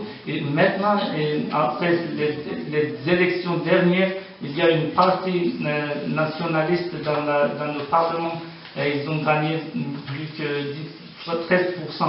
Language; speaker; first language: French; non-native, learner; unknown